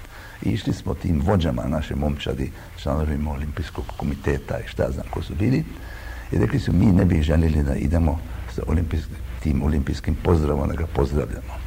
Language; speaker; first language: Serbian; early bilingual, heritage; Croatian